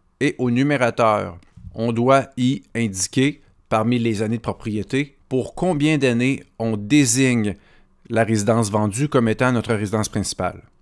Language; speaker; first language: French; native; French